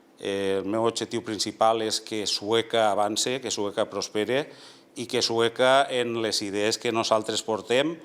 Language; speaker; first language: Catalan; native; Catalan